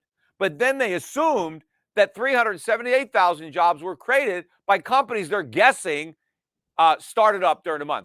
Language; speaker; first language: English; native; English